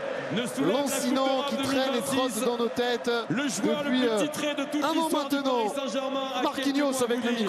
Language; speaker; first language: French; native; French